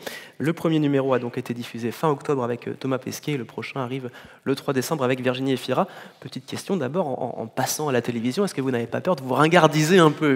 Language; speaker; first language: French; native; French